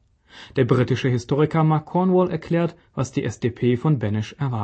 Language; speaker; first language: German; native; German